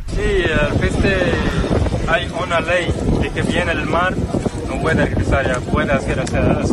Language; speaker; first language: Spanish; non-native, learner; Arabic